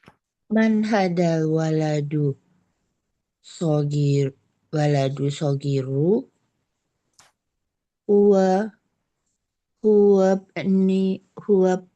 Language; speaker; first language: Arabic; non-native, learner; Indonesian